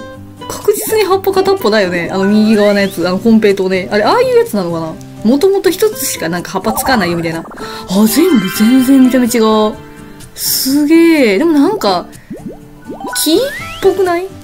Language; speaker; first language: Japanese; native; Japanese